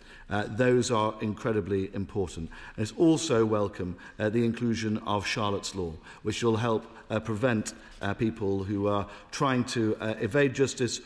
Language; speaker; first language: English; native; English